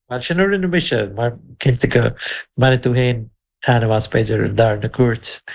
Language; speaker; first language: Irish; non-native, local second language; English